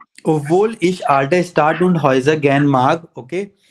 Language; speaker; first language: German; non-native, fluent; Hindi